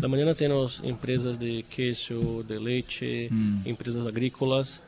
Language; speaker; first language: Spanish; non-native, learner; Portuguese